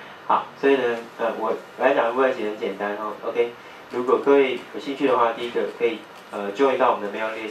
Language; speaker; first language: Chinese; native; Chinese